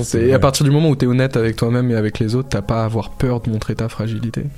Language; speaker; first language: French; native; French